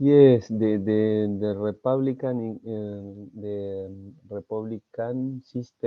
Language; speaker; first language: English; non-native, learner; Spanish